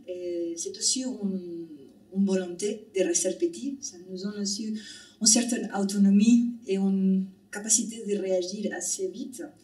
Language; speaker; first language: French; non-native, fluent; Spanish